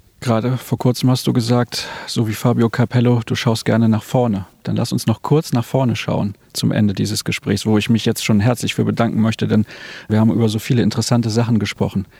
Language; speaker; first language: German; native; German